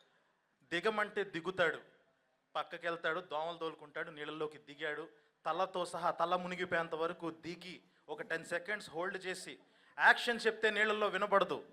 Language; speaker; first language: Telugu; native; Telugu